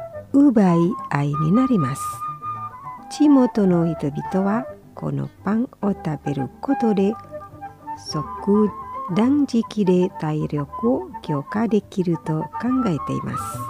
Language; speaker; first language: Japanese; non-native, fluent; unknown